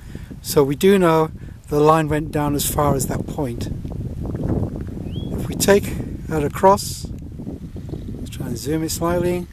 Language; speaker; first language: English; native; English